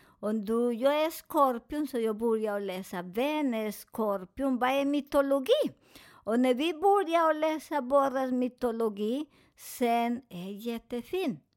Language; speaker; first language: Swedish; non-native, learner; Spanish